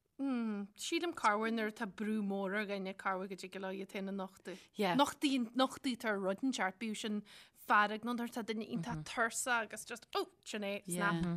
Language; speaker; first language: Irish; native; Irish